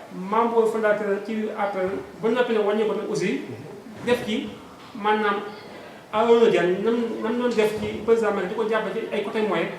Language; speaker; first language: Wolof; native; Wolof